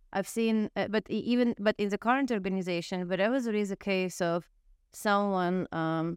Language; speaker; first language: English; non-native, fluent; Ukrainian